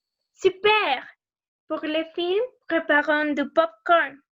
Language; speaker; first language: French; non-native, learner; Spanish